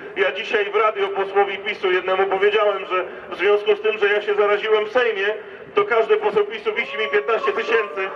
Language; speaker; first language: Polish; native; Polish